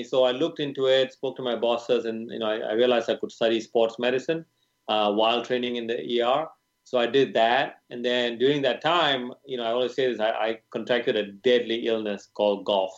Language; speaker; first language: English; non-native, local second language; Tamil